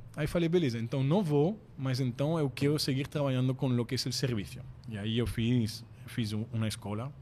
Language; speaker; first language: Portuguese; non-native, fluent; French